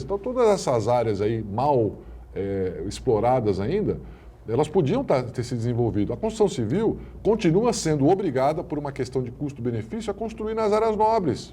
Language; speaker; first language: Portuguese; native; Portuguese